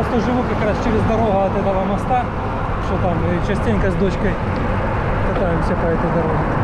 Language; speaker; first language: Russian; native; Russian